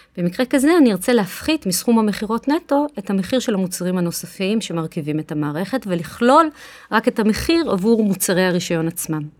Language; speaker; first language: Hebrew; native; Hebrew